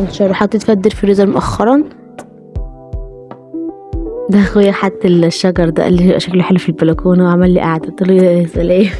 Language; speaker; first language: Arabic; native; Arabic